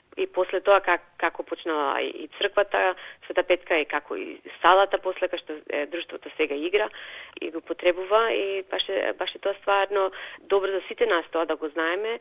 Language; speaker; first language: Macedonian; native; Macedonian